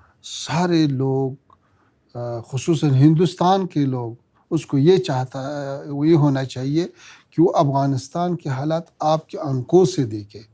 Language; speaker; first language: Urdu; non-native, fluent; Pashto